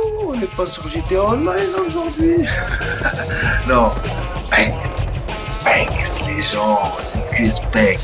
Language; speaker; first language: French; native; French